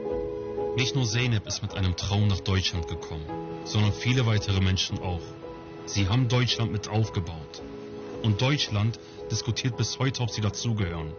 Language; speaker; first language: German; early bilingual, other home language; Kurdish